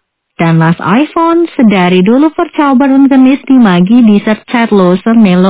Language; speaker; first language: German; non-native, fluent; Indonesian